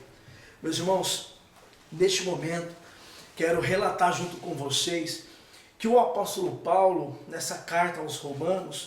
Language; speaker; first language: Portuguese; native; Portuguese